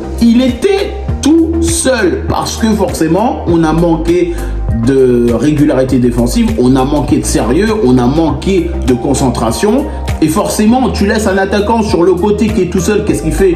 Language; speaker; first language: French; native; French